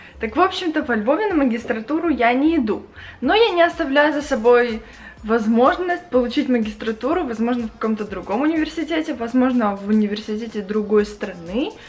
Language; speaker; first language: Russian; native; Russian